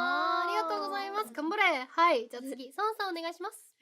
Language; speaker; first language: Japanese; native; Japanese